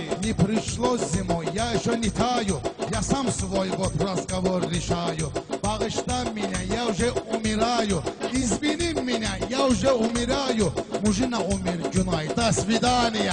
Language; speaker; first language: Russian; non-native, learner; Azerbaijani